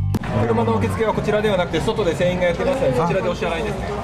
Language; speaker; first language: Japanese; native; Japanese